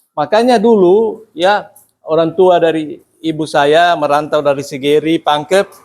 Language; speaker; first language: Indonesian; non-native, local second language; Buginese